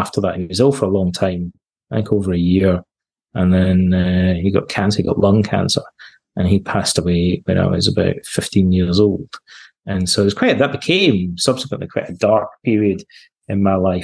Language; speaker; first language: English; native; English